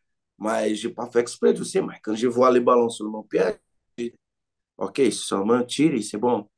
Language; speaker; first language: French; non-native, learner; Portuguese